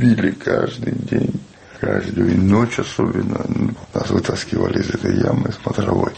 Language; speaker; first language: Russian; non-native, local second language; Chechen